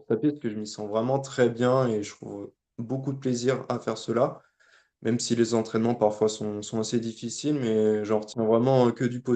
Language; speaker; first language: French; native; French